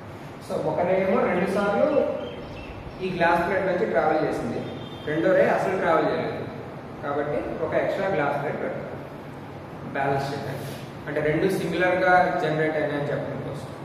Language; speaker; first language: Telugu; native; Telugu